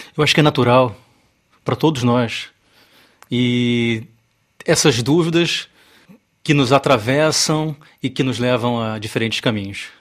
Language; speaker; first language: Portuguese; native; Portuguese